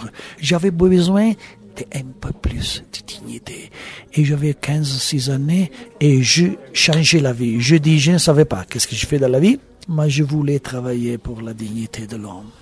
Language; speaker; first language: French; non-native, learner; Italian